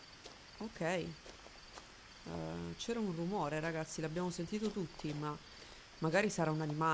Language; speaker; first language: Italian; native; Italian